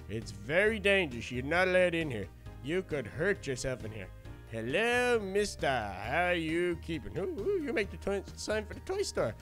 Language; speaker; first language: English; native; English